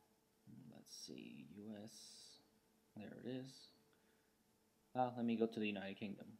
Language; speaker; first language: English; native; English